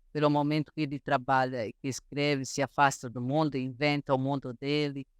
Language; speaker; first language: Portuguese; non-native, fluent; Italian